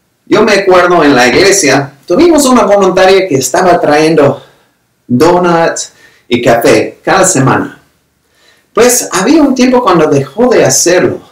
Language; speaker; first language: Spanish; non-native, fluent; English